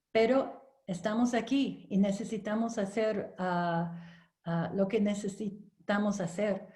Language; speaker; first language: Spanish; non-native, learner; English